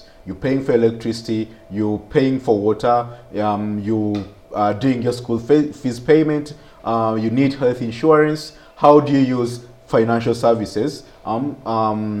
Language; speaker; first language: English; non-native, local second language; Ganda